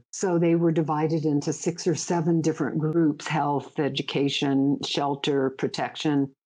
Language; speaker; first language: English; native; English